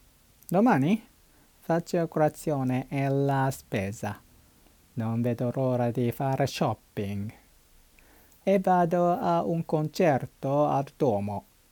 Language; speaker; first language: Italian; non-native, learner; Japanese